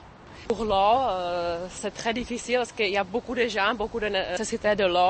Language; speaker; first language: French; non-native, fluent; Czech